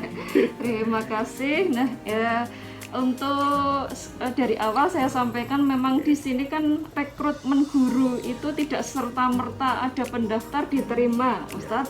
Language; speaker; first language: Indonesian; native; Indonesian